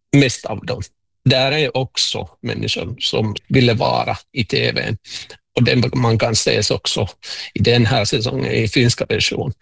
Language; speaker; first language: Swedish; non-native, local second language; Finnish